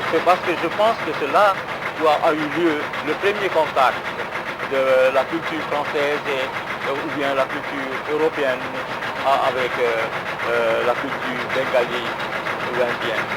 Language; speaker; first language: French; non-native, local second language; Bangla